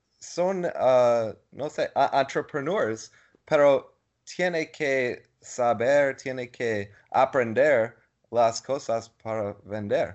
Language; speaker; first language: Spanish; non-native, learner; English